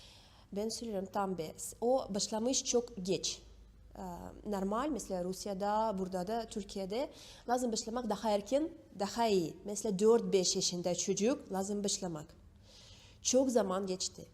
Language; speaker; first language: Turkish; non-native, learner; Russian